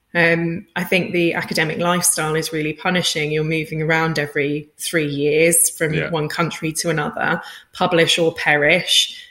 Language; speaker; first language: English; native; English